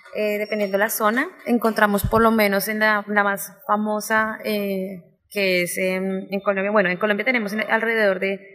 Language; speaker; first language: Spanish; native; Spanish